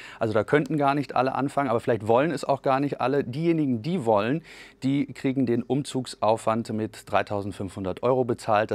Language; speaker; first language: German; native; German